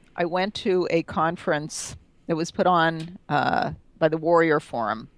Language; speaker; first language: English; native; English